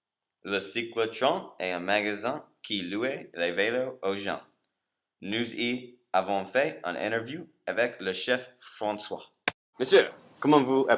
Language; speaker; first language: French; non-native, learner; English